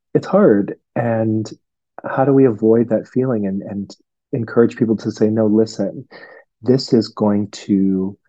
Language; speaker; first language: English; non-native, local second language; Cantonese